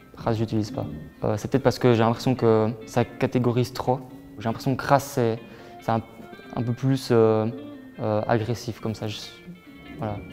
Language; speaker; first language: French; native; French